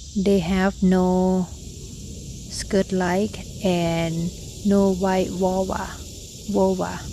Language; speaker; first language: English; non-native, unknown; Thai